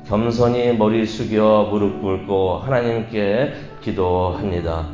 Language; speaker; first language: Korean; native; Korean